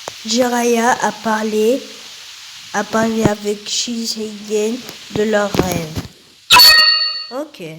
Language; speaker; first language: French; native; French